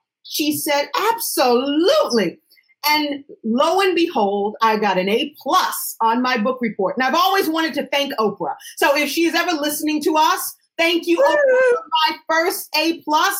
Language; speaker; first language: English; native; English